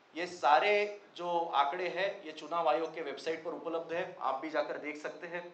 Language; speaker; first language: Hindi; non-native, local second language; Marathi